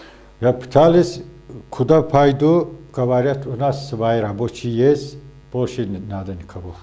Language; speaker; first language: Russian; non-native, local second language; Azerbaijani